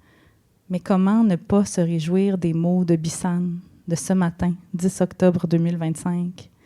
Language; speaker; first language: French; native; French